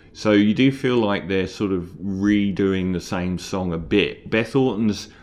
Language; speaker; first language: English; native; English